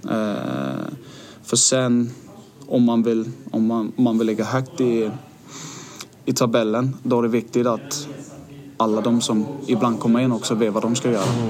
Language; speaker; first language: Swedish; non-native, fluent; Danish